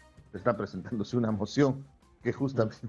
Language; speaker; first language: Spanish; native; Spanish